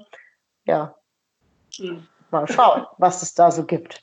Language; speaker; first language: German; native; German